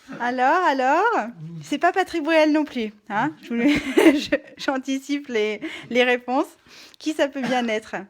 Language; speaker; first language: French; native; French